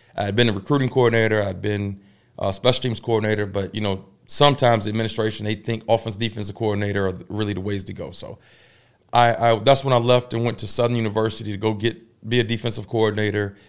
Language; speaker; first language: English; native; English